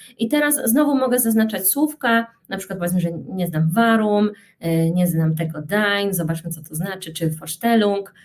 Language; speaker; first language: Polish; native; Polish